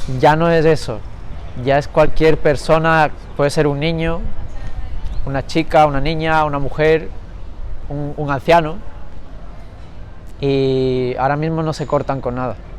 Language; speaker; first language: Spanish; early bilingual, other home language; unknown